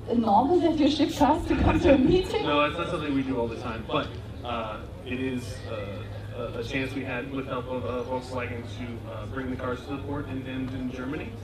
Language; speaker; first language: English; native; English